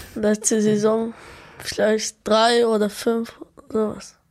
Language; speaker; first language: German; early bilingual, other home language; Arabic